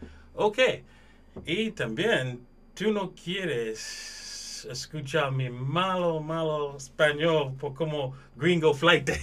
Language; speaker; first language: Spanish; non-native, learner; English